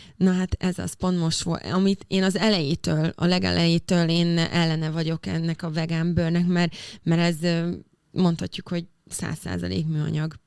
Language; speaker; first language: Hungarian; native; Hungarian